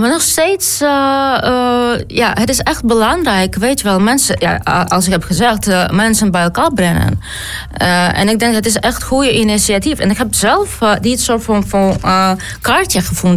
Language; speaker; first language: Dutch; non-native, learner; Ukrainian